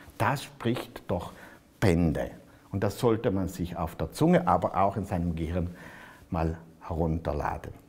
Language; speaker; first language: German; native; German